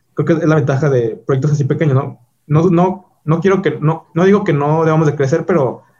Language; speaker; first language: Spanish; native; Spanish